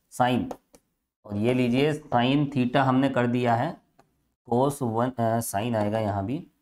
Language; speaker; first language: Hindi; native; Hindi